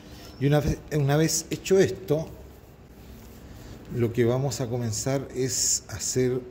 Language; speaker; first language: Spanish; native; Spanish